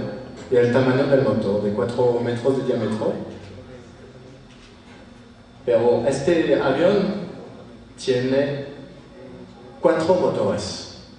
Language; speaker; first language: Spanish; non-native, fluent; French